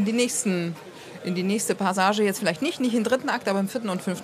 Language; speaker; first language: German; native; German